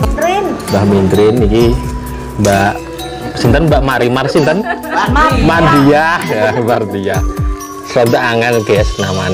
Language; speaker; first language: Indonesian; non-native, local second language; Javanese